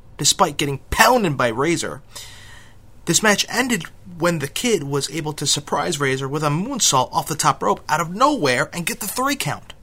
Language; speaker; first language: English; native; English